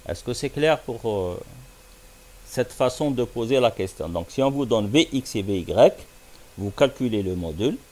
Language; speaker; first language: French; non-native, local second language; Arabic